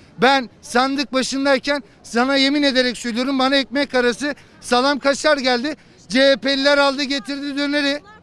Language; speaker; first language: Turkish; native; Turkish